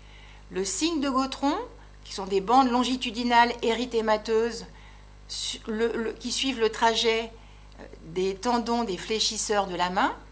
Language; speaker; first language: French; native; French